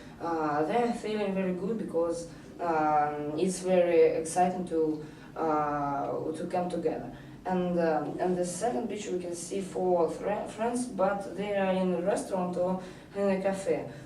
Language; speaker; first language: English; non-native, learner; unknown